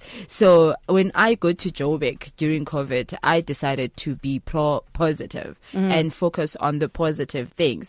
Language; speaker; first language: English; non-native, local second language; Xhosa